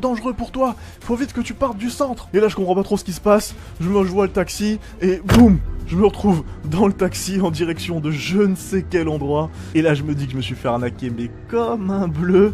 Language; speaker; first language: French; native; French